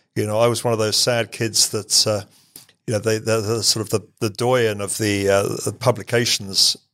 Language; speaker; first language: English; native; English